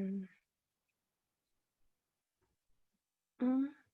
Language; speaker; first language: English; non-native, learner; Spanish